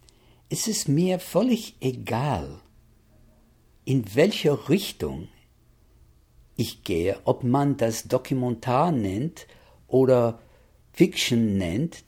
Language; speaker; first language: German; non-native, fluent; English